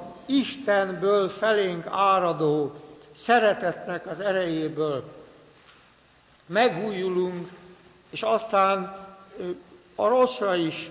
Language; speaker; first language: Hungarian; native; Hungarian